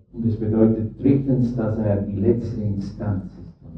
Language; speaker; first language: German; native; German